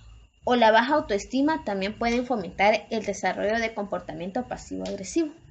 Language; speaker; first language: Spanish; native; Spanish